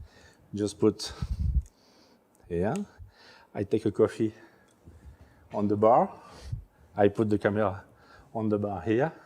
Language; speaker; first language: English; non-native, learner; French